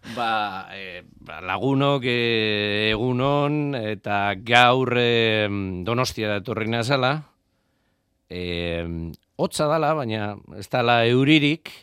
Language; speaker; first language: Basque; non-native, local second language; Spanish